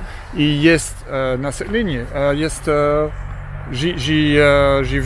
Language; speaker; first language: Russian; non-native, learner; Dutch